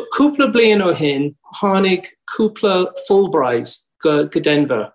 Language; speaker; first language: Irish; non-native, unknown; English